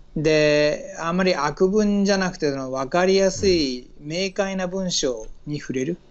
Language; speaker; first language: Japanese; native; Japanese